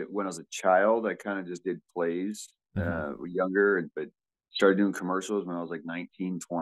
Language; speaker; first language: English; native; English